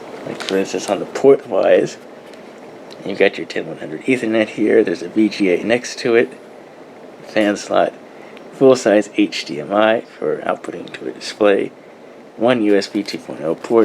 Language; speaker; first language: English; native; English